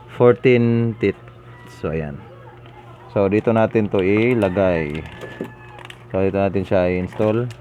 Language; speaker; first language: Filipino; non-native, local second language; Cebuano